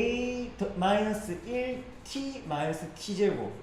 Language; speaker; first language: Korean; native; Korean